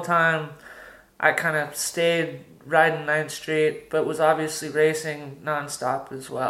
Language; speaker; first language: English; native; English